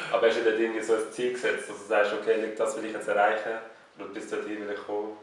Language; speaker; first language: German; native; German